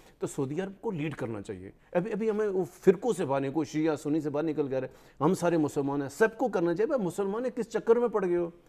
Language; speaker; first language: Urdu; non-native, local second language; Pahari-Potwari